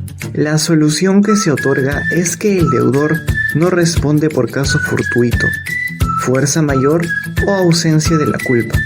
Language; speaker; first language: Spanish; native; Spanish